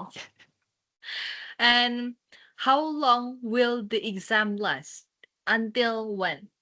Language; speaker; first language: English; non-native, fluent; Indonesian